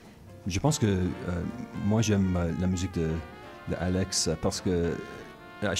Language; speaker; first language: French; non-native, local second language; English